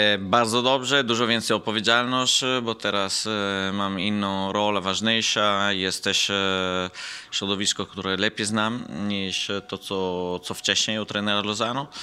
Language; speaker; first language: Polish; non-native, fluent; Italian